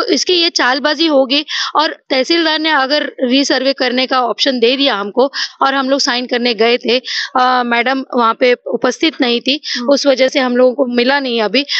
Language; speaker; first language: Hindi; non-native, local second language; Marathi